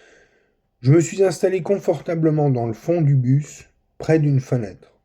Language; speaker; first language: French; native; French